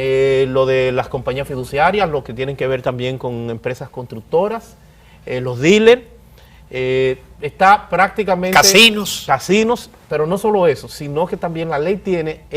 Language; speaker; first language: Spanish; native; Spanish